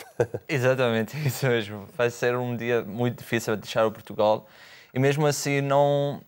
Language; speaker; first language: Portuguese; non-native, fluent; Arabic